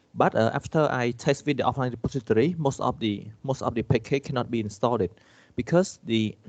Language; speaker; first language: English; non-native, fluent; Khmer